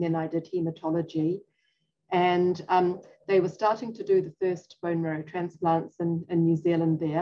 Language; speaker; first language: English; native; English